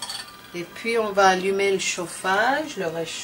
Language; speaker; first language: French; non-native, learner; English